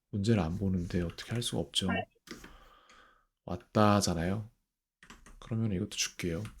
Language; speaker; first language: Korean; native; Korean